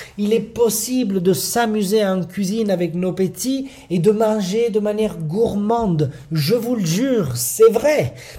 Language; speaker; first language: French; non-native, fluent; Italian